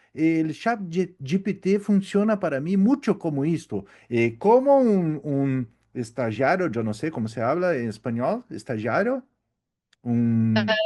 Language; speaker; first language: Spanish; non-native, learner; Portuguese